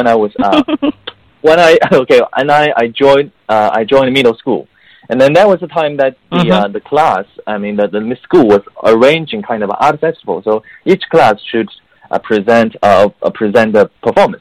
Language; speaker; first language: English; non-native, fluent; Chinese